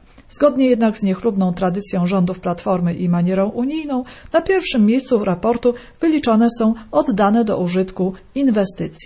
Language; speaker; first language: Polish; native; Polish